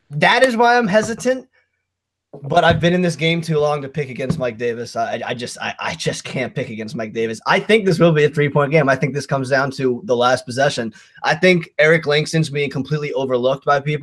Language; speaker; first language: English; native; English